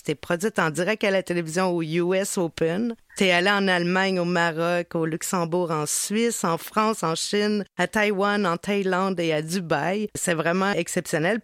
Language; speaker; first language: French; native; French